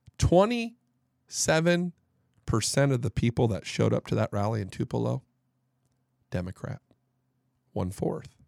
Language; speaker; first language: English; native; English